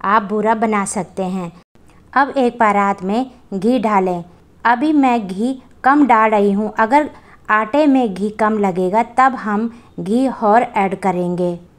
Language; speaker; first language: Hindi; native; Hindi